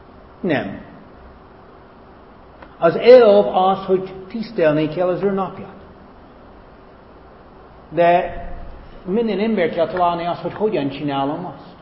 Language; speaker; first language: Hungarian; non-native, fluent; English